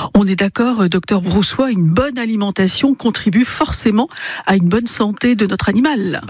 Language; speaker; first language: French; native; French